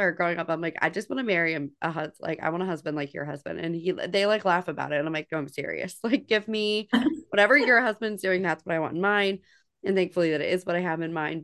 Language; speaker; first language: English; native; English